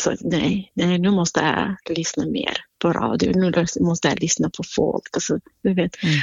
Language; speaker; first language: Swedish; non-native, fluent; Central Kurdish